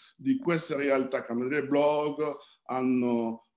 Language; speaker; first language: Italian; non-native, fluent; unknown